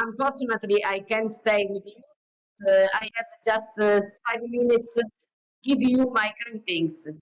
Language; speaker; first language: English; non-native, learner; Italian